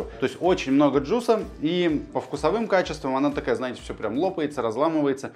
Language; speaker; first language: Russian; native; Russian